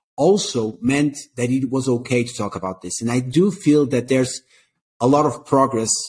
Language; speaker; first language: English; non-native, fluent; Portuguese